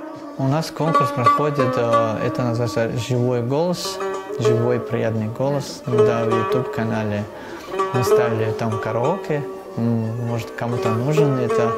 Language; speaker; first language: Russian; non-native, local second language; Tajik